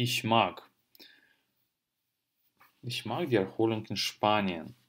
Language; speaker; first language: German; non-native, fluent; Russian